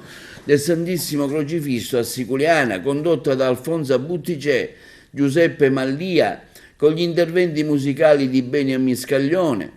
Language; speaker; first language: Italian; native; Italian